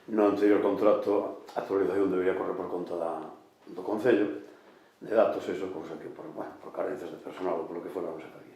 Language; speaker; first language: Spanish; non-native, local second language; Galician